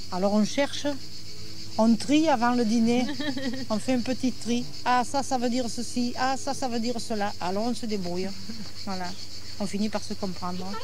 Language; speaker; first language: French; native; French